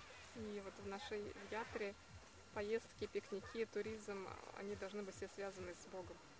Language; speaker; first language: Russian; native; Russian